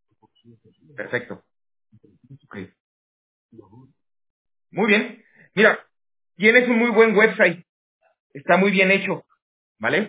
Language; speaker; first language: Spanish; native; Spanish